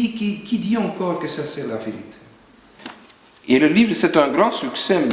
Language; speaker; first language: French; non-native, local second language; Dutch